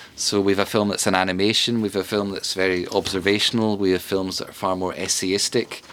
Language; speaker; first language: English; native; English